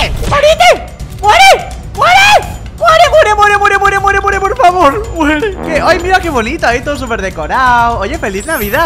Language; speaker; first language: Spanish; native; Spanish